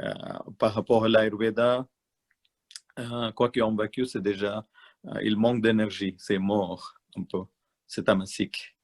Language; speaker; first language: French; non-native, learner; Malayalam